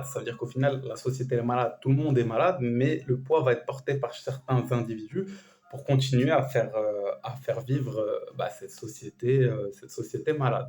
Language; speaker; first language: French; native; French